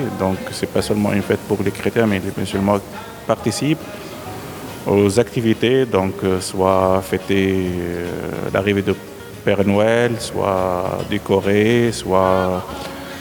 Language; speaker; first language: French; non-native, fluent; Arabic